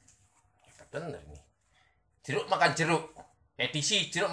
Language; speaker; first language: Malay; non-native, local second language; Javanese